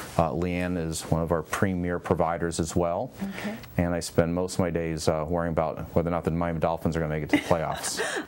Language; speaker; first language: English; native; English